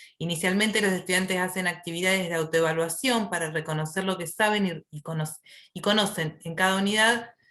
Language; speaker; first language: Spanish; native; Spanish